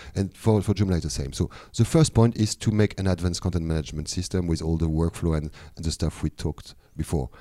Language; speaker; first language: English; non-native, fluent; French